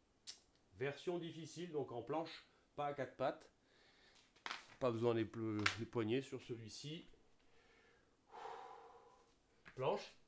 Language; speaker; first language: French; native; French